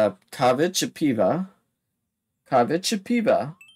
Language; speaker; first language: Polish; non-native, learner; English